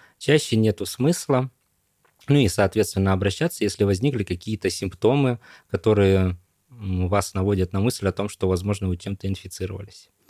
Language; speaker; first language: Russian; native; Russian